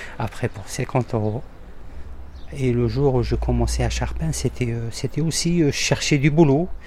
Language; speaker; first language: French; non-native, local second language; Arabic